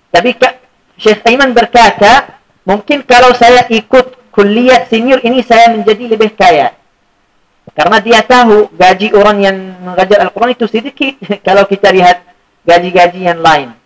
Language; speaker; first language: Indonesian; non-native, fluent; Arabic